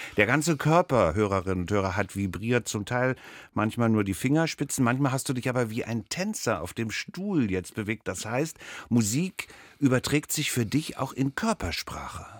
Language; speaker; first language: German; native; German